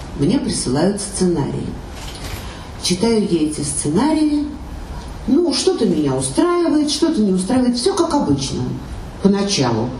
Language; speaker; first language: Russian; native; Russian